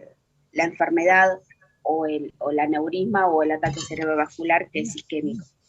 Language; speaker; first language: Spanish; native; Spanish